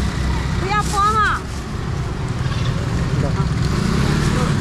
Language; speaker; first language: Chinese; non-native, learner; Filipino